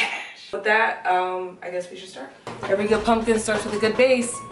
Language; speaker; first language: English; native; English